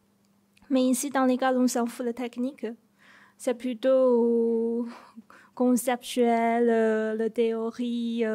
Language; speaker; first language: French; non-native, fluent; Chinese